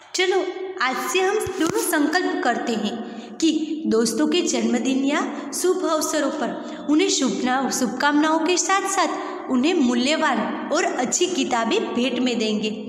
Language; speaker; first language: Hindi; non-native, local second language; Gujarati